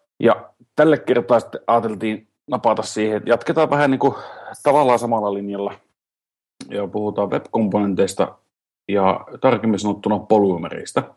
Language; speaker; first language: Finnish; native; Finnish